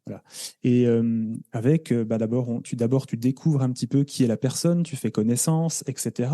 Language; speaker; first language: French; native; French